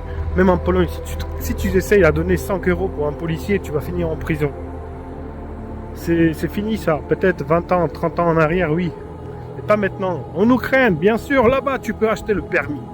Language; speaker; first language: French; non-native, fluent; Polish